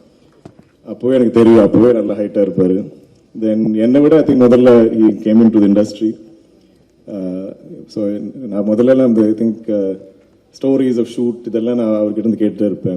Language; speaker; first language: Tamil; non-native, local second language; Malayalam